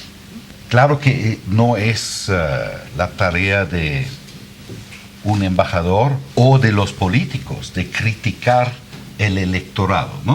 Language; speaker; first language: Spanish; non-native, fluent; German